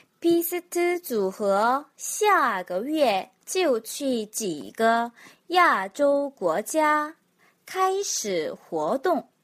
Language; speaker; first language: Chinese; non-native, fluent; Korean